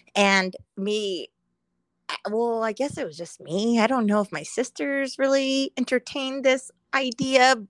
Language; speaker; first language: English; native; English